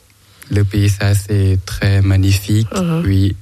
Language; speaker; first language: French; non-native, learner; Thai